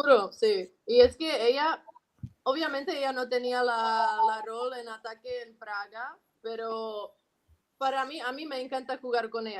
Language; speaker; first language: Spanish; non-native, fluent; Czech